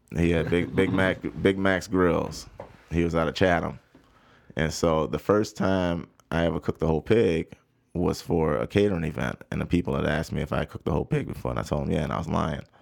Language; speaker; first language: English; native; English